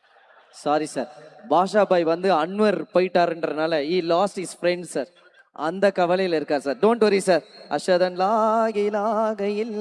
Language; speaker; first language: Tamil; native; Tamil